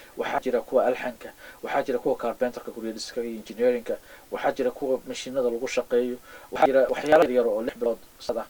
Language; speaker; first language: Somali; native; Somali